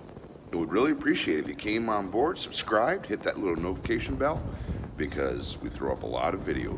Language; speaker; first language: English; native; English